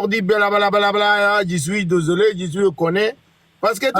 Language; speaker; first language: French; non-native, learner; Arabic